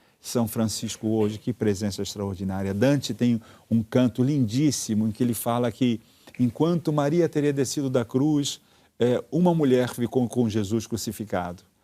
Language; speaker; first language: Portuguese; early bilingual, other home language; Italian